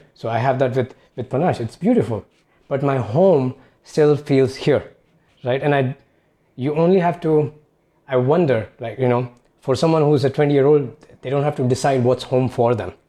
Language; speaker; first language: English; non-native, local second language; Hindi